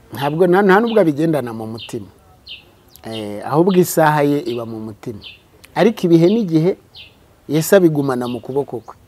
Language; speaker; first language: Kinyarwanda; native; Kinyarwanda